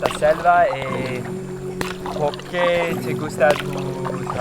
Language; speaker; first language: Spanish; non-native, learner; English